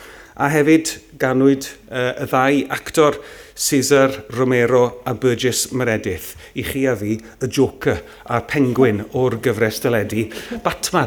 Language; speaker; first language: Welsh; native; Welsh